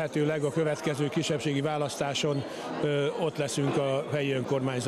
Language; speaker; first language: Hungarian; native; Hungarian